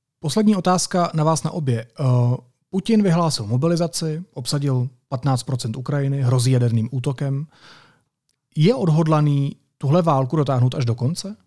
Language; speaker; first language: Czech; native; Czech